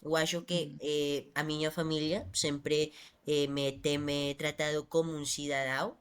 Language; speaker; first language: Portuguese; non-native, learner; Spanish